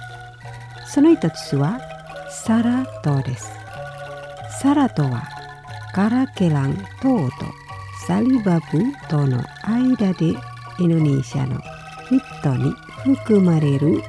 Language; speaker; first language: Japanese; non-native, fluent; Indonesian